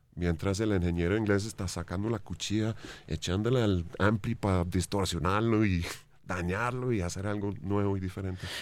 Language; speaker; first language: Spanish; non-native, fluent; English